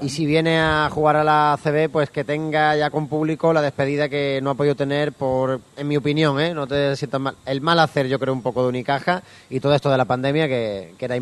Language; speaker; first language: Spanish; native; Spanish